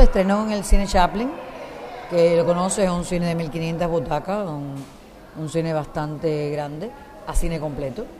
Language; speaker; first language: Spanish; native; Spanish